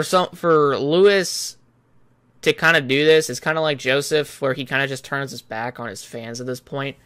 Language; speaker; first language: English; native; English